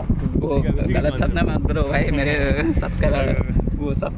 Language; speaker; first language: Hindi; non-native, local second language; Assamese